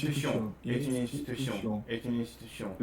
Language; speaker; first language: French; non-native, learner; Russian